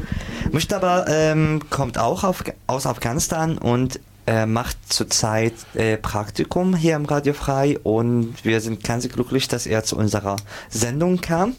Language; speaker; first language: German; non-native, fluent; Arabic